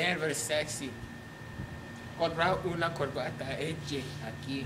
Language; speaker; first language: Spanish; non-native, learner; English